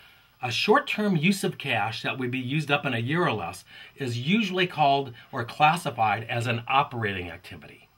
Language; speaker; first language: English; native; English